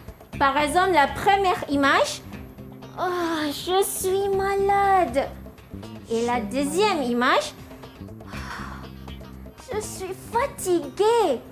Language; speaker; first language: French; non-native, fluent; Malay